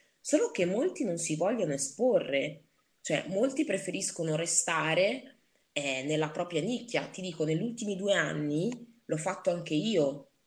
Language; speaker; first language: Italian; early bilingual, other home language; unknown